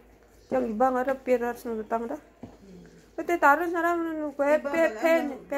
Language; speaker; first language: Korean; native; Korean